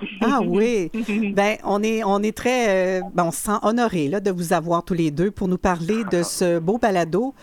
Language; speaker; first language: French; native; French